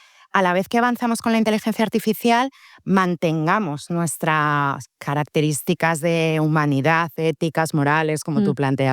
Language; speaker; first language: Spanish; native; Spanish